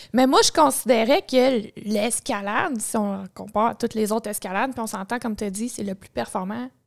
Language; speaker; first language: French; native; French